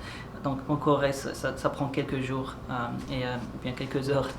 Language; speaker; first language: French; non-native, local second language; Arabic